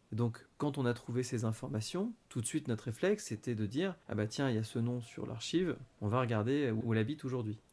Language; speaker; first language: French; native; French